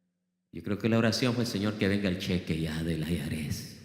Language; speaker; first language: Spanish; native; Spanish